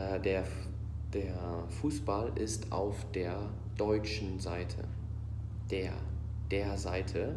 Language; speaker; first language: German; non-native, fluent; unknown